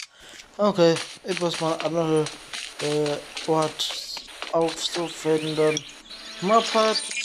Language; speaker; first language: German; non-native, learner; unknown